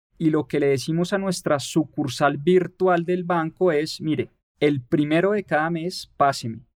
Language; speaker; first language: Spanish; native; Spanish